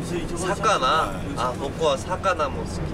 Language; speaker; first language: Japanese; non-native, learner; Korean